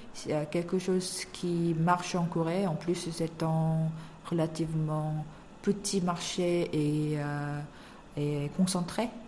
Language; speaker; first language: French; non-native, fluent; Korean